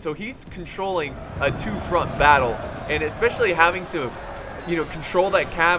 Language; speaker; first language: English; native; English